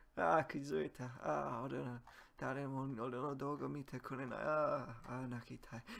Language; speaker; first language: Japanese; non-native, learner; English